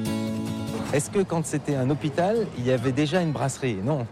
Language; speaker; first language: French; native; French